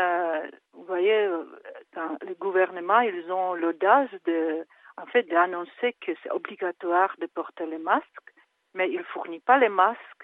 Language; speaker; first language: French; non-native, fluent; Czech